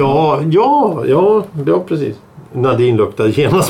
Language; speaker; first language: Swedish; native; Swedish